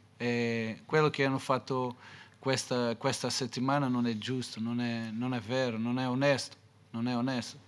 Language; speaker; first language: Italian; non-native, fluent; Portuguese